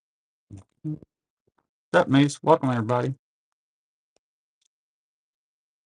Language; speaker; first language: English; native; English